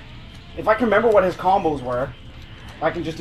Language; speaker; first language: English; native; English